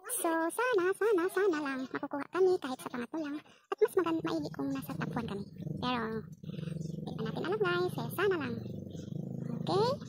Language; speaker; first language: Filipino; non-native, local second language; Cebuano